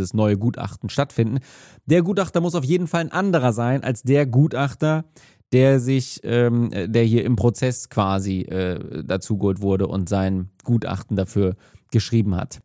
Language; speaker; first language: German; native; German